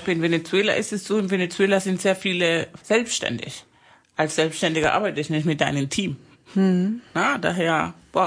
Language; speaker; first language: German; non-native, fluent; Spanish